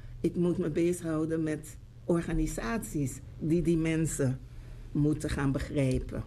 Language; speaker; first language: Dutch; native; Dutch